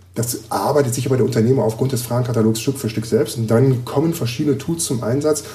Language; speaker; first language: German; native; German